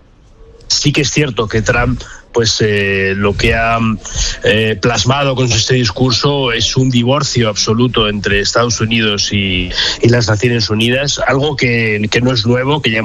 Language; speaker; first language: Spanish; native; Spanish